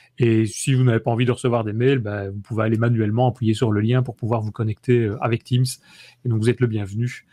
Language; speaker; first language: French; native; French